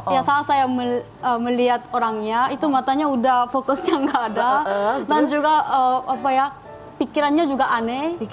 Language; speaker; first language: Indonesian; non-native, fluent; Korean